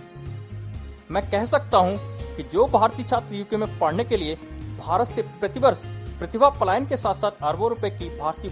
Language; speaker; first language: Hindi; native; Hindi